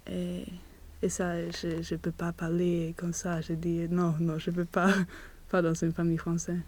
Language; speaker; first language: French; non-native, learner; Swedish